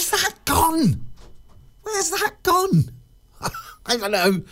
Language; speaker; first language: English; native; English